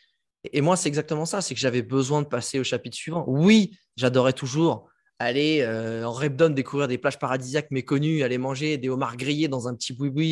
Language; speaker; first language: French; native; French